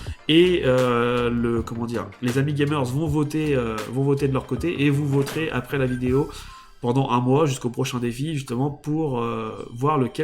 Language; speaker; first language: French; native; French